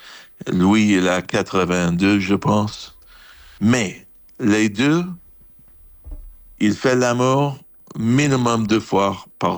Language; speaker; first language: French; non-native, fluent; English